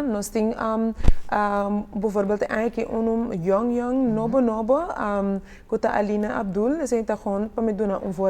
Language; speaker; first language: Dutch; non-native, local second language; Papiamento